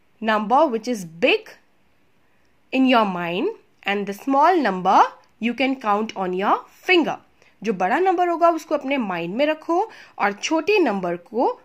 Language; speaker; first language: Hindi; native; Hindi